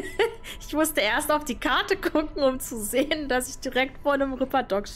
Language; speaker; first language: German; native; German